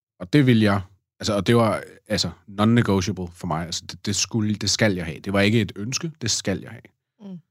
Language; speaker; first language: Danish; native; Danish